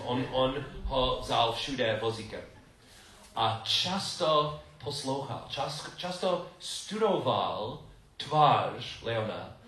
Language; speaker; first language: Czech; non-native, learner; English